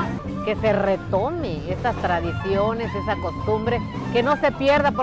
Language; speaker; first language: Spanish; native; Spanish